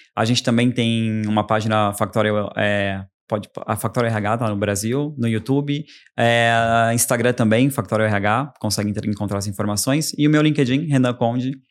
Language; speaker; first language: Portuguese; native; Portuguese